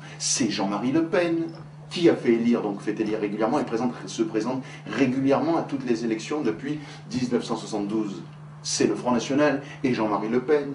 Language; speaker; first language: French; native; French